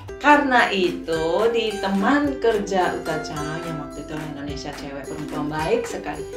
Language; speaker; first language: Indonesian; non-native, fluent; Japanese